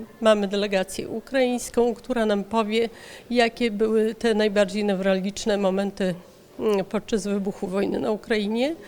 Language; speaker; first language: Polish; native; Polish